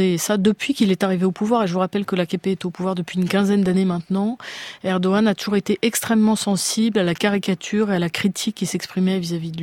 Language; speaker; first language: French; native; French